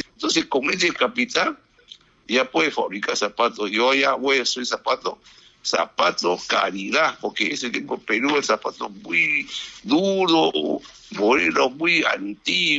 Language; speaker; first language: Spanish; non-native, learner; Chinese